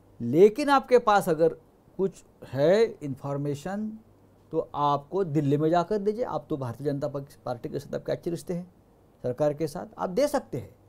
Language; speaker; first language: Hindi; non-native, local second language; Marathi